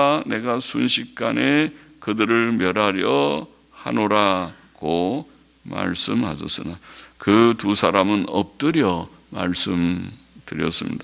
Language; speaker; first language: Korean; native; Korean